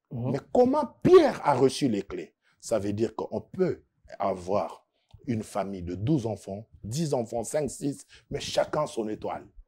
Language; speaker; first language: French; non-native, local second language; Lingala